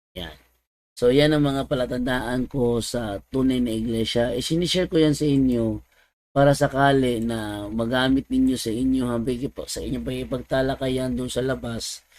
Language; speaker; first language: Filipino; non-native, local second language; Cebuano